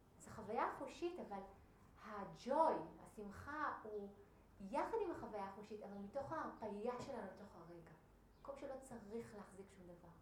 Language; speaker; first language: Hebrew; native; Hebrew